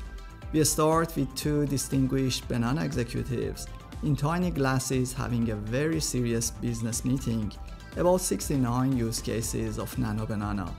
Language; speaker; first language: English; non-native, fluent; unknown